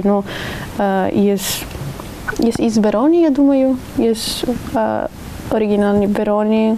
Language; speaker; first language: Russian; non-native, learner; Italian